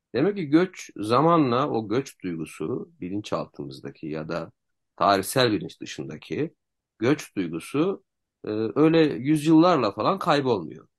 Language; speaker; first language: Turkish; native; Turkish